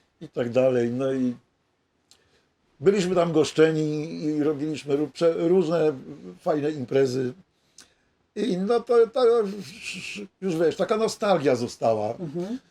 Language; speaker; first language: Polish; native; Polish